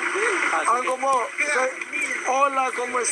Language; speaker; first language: Spanish; non-native, learner; Swahili